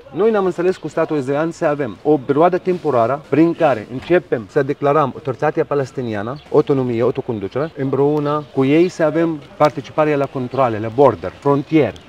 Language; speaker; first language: Romanian; non-native, fluent; Arabic